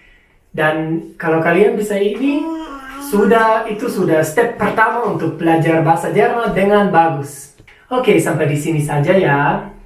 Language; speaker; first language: Indonesian; non-native, fluent; German